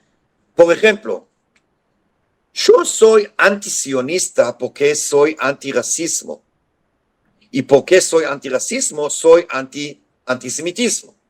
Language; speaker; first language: Spanish; non-native, fluent; Hebrew